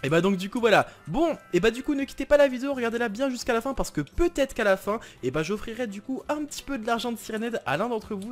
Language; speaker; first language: French; native; French